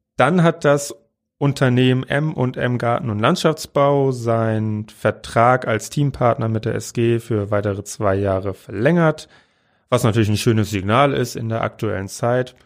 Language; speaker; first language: German; native; German